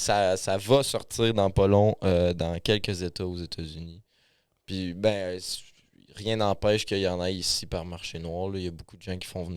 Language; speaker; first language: French; native; French